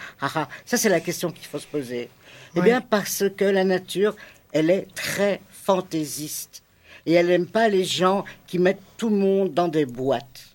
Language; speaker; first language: French; native; French